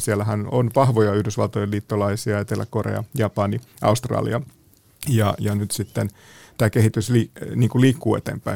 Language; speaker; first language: Finnish; native; Finnish